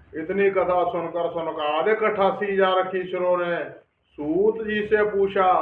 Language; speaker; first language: Hindi; non-native, local second language; Punjabi